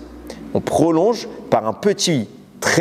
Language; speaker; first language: French; native; French